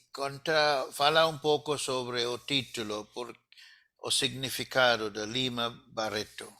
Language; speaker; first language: Portuguese; non-native, fluent; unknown